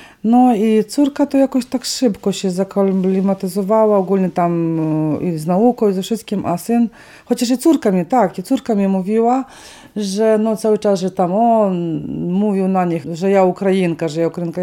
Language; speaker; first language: Polish; non-native, fluent; Ukrainian